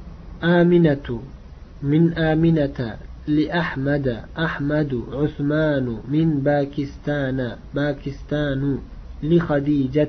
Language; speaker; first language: Arabic; non-native, fluent; Uzbek